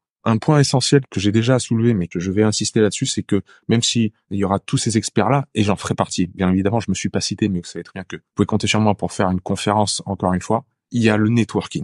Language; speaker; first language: French; native; French